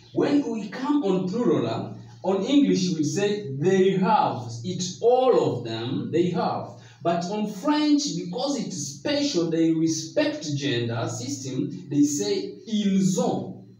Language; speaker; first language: English; non-native, fluent; Swahili